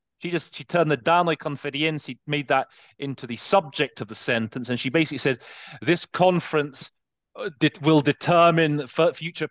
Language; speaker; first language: English; native; English